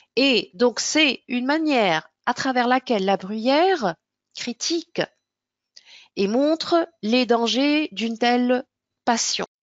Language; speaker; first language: French; non-native, local second language; Arabic